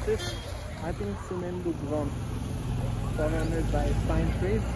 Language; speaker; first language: Hindi; non-native, local second language; Nepali